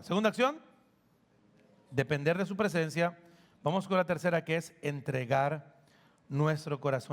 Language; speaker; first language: Spanish; native; Spanish